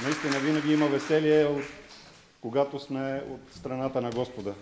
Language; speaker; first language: Bulgarian; native; Bulgarian